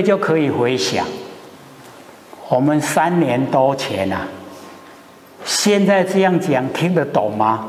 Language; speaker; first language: Chinese; native; Chinese